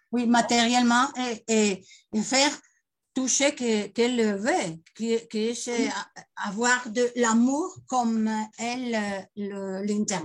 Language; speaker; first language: French; non-native, learner; Spanish